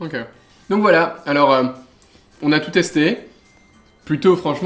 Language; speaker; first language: French; native; French